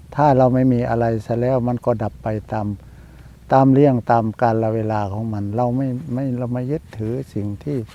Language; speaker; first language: Thai; native; Thai